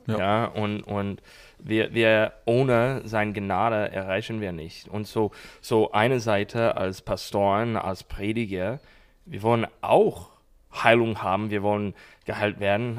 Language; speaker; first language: German; non-native, learner; English